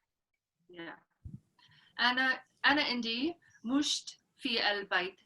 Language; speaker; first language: Arabic; non-native, learner; English